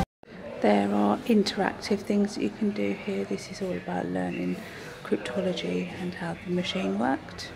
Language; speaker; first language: English; native; English